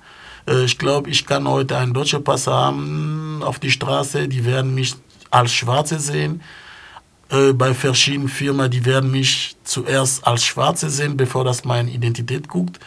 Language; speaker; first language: German; non-native, fluent; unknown